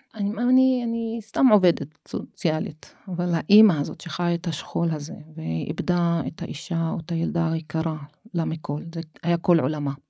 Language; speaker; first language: Hebrew; non-native, local second language; Arabic